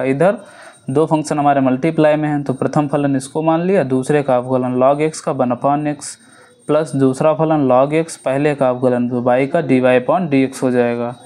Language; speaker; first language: Hindi; native; Hindi